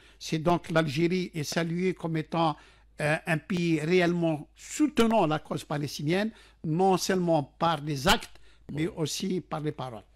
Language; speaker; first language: French; non-native, local second language; Arabic